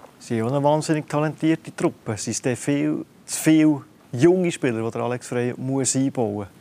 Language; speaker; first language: German; native; German